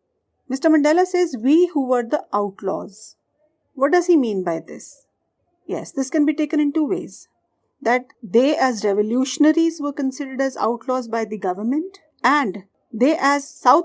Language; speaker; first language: English; non-native, local second language; Hindi